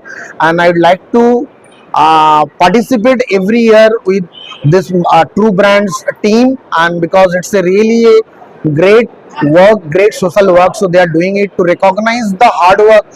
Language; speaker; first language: English; non-native, local second language; Bangla